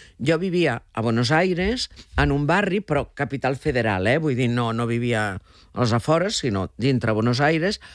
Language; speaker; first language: Catalan; early bilingual, heritage; Catalan